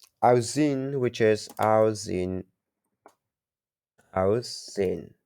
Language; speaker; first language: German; non-native, learner; Turkish